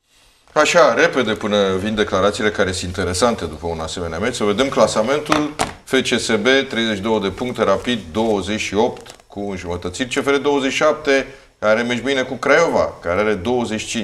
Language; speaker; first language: Romanian; native; Romanian